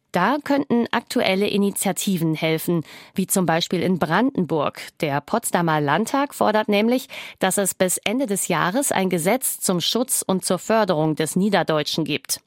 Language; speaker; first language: German; native; German